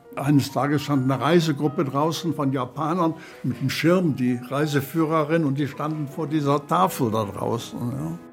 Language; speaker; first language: German; native; German